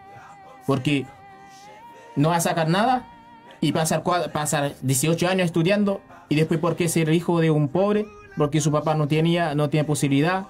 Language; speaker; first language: Spanish; non-native, learner; Haitian Creole